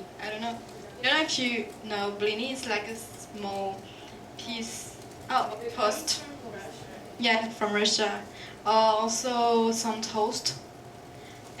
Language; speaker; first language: English; non-native, fluent; French